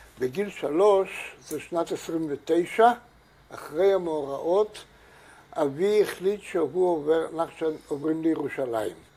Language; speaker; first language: Hebrew; native; Hebrew